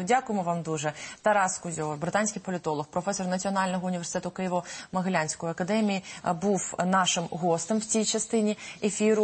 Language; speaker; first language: Ukrainian; native; Ukrainian